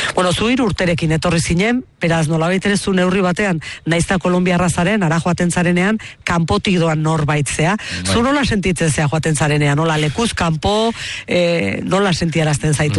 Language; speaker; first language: Basque; native; Basque